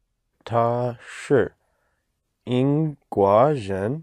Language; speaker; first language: Chinese; non-native, learner; English